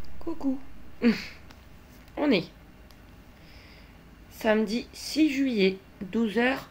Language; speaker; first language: French; native; French